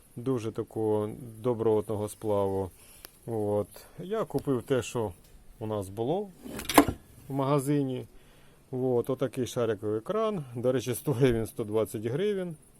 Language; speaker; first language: Ukrainian; non-native, local second language; Russian